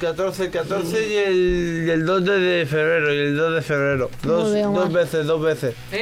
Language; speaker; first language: Spanish; non-native, local second language; Arabic